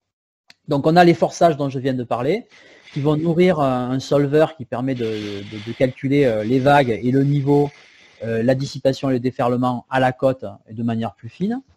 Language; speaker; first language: French; native; French